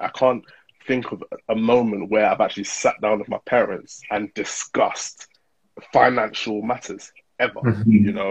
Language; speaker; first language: English; native; English